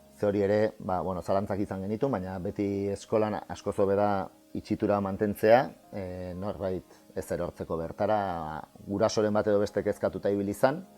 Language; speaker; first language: Basque; native; Basque